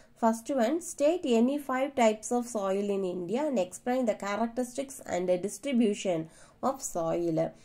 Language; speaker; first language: English; non-native, local second language; Tamil